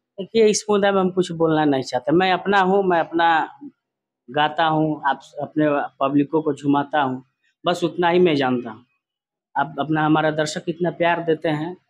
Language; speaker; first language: Hindi; non-native, local second language; Bhojpuri